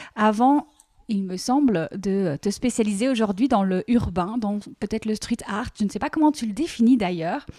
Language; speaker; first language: French; native; French